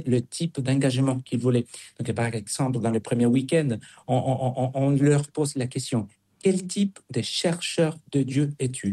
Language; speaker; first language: French; non-native, fluent; Spanish